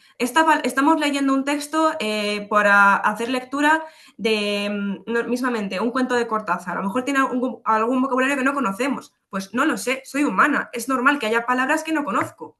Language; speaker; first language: Spanish; early bilingual, other home language; Polish